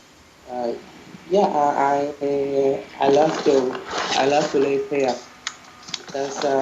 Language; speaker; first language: English; non-native, learner; Vietnamese